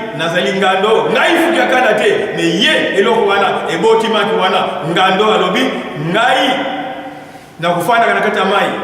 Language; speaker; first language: Lingala; non-native, local second language; Kongo